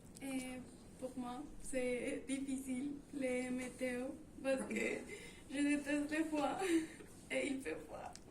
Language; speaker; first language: French; non-native, learner; Spanish